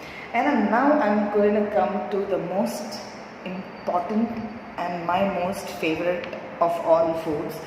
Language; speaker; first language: English; non-native, local second language; Tamil